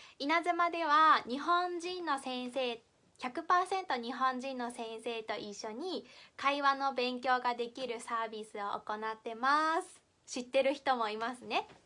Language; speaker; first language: Japanese; native; Japanese